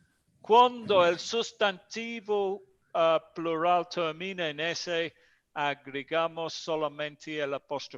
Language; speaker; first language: Spanish; non-native, fluent; English